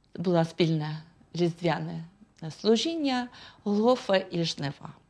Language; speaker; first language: Ukrainian; non-native, fluent; Russian